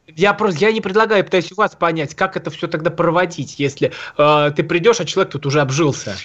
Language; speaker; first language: Russian; native; Russian